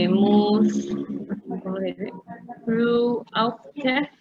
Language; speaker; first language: German; non-native, learner; Spanish